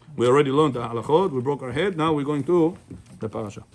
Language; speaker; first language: English; non-native, fluent; Russian